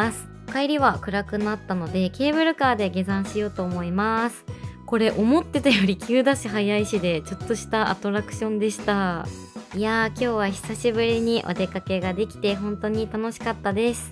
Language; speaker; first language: Japanese; native; Japanese